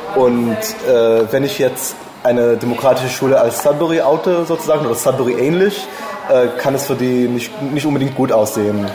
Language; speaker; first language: German; non-native, fluent; English